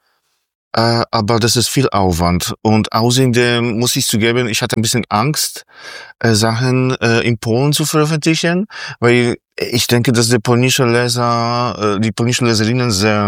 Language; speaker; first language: German; non-native, fluent; Polish